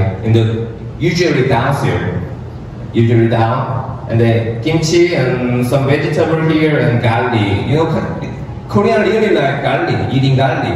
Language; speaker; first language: English; non-native, learner; Korean